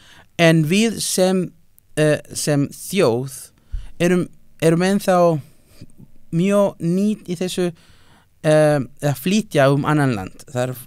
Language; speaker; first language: Icelandic; non-native, fluent; Spanish